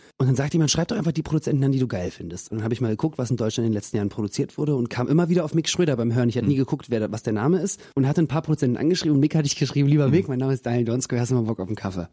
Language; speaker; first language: German; early bilingual, other home language; Russian